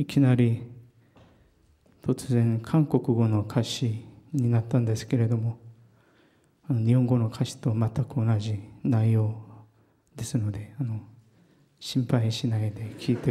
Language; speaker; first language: Japanese; non-native, fluent; Korean